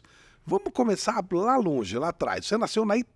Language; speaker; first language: Portuguese; native; Portuguese